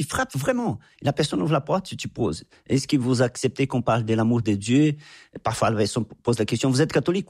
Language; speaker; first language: French; non-native, fluent; Portuguese